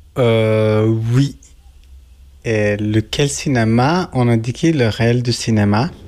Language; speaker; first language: French; non-native, learner; Kurdish